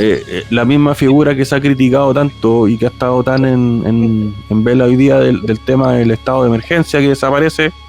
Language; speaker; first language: Spanish; native; Spanish